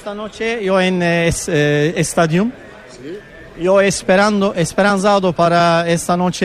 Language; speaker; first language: Spanish; non-native, learner; Turkish